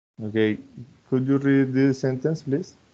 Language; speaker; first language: English; non-native, fluent; Spanish